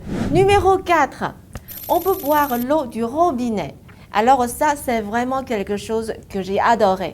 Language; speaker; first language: French; non-native, fluent; Chinese